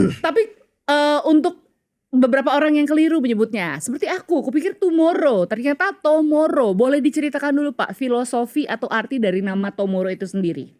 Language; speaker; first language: Indonesian; native; Indonesian